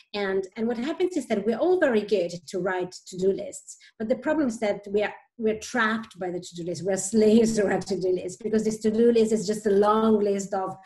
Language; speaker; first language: English; non-native, fluent; Italian